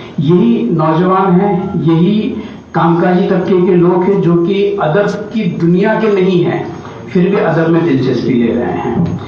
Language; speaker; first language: Urdu; native; Urdu